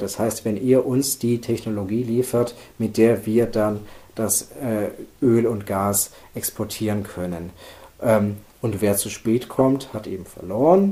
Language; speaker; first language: German; native; German